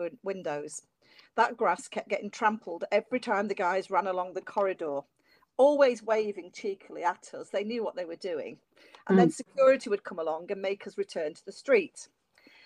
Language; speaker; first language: English; native; English